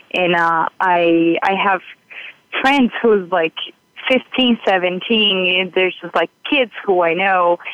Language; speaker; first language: English; non-native, fluent; Portuguese